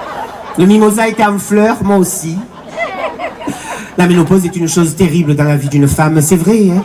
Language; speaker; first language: French; native; French